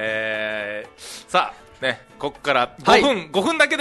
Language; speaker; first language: Japanese; native; Japanese